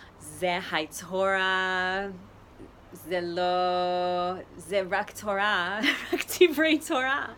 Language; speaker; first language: Hebrew; non-native, learner; English